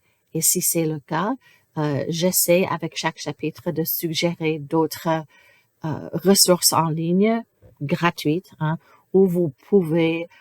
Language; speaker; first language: French; non-native, fluent; English